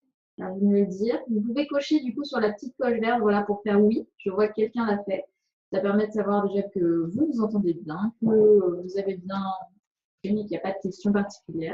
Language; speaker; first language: French; native; French